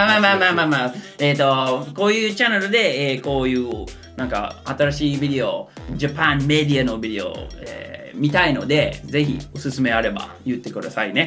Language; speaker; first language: Japanese; non-native, fluent; English